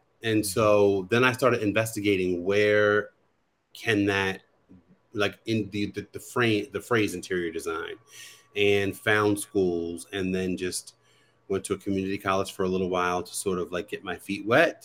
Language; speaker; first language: English; native; English